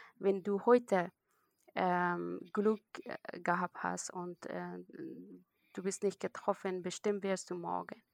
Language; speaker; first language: German; non-native, learner; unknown